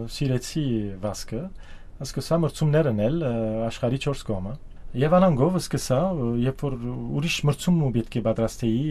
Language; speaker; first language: Armenian; early bilingual, heritage; Armenian